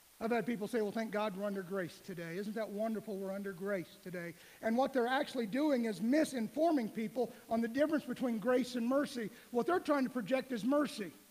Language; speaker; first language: English; native; English